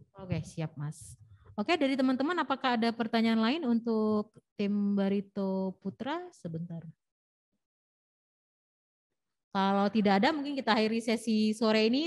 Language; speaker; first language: Indonesian; native; Indonesian